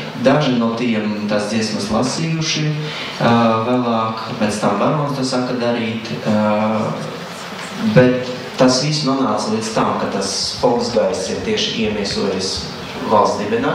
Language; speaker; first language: Latvian; non-native, fluent; Russian